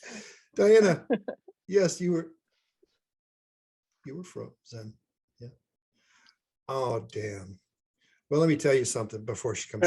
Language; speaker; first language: English; native; English